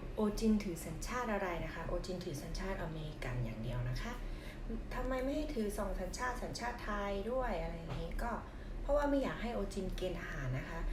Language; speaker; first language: Thai; non-native, local second language; Northeastern Thai